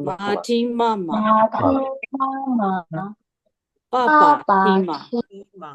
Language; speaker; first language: Chinese; non-native, learner; Burmese